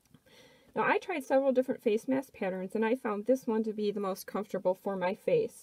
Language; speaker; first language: English; native; English